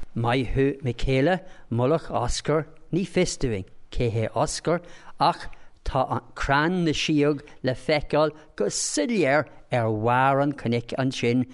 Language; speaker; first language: Irish; non-native, local second language; English